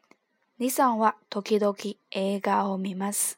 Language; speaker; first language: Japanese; non-native, fluent; Chinese